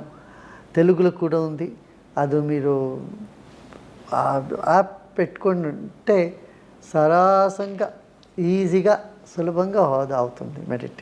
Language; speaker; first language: Telugu; non-native, local second language; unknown